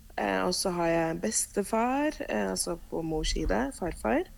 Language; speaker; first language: Norwegian; early bilingual, other home language; Spanish